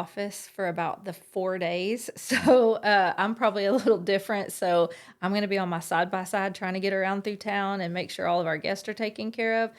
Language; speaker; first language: English; native; English